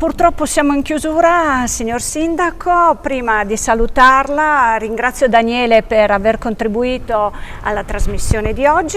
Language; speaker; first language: Italian; native; Italian